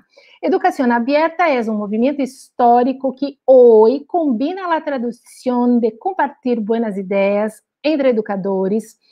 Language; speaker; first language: Spanish; non-native, learner; Portuguese